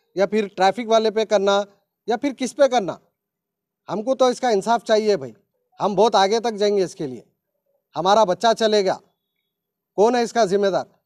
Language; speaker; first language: Hindi; native; Hindi